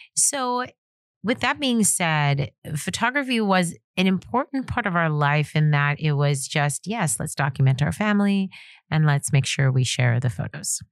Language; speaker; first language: English; native; English